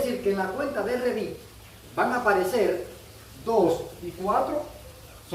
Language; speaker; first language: Spanish; native; Spanish